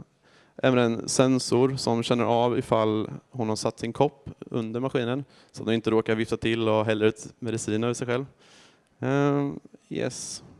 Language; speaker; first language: Swedish; native; Swedish